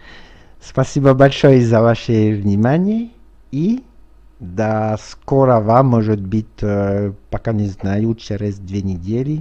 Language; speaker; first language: Russian; non-native, fluent; French